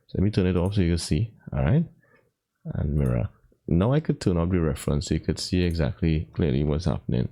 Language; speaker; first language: English; native; English